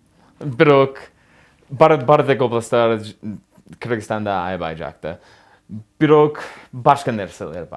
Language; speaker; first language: Kyrgyz; non-native, learner; English